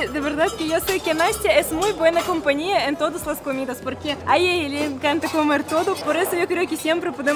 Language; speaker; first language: Spanish; non-native, fluent; Russian